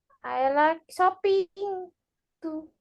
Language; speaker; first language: English; non-native, learner; Indonesian